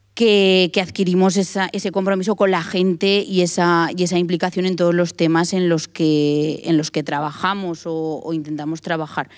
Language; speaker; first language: Spanish; native; Spanish